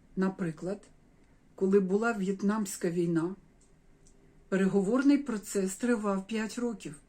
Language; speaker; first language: Ukrainian; non-native, local second language; Russian